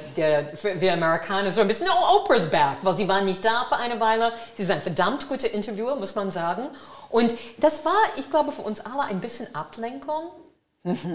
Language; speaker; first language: German; non-native, fluent; English